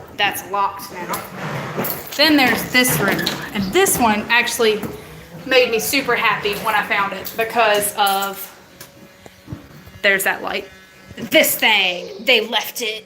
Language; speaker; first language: English; native; English